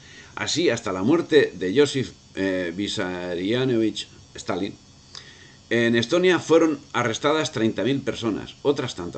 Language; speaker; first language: Spanish; native; Spanish